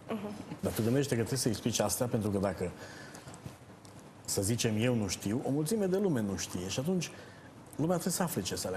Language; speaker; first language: Romanian; native; Romanian